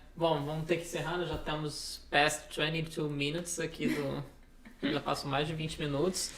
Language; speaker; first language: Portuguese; native; Portuguese